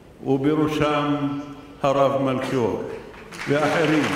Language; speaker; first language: Hebrew; non-native, local second language; Arabic